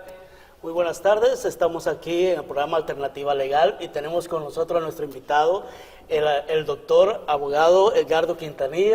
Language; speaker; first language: Spanish; native; Spanish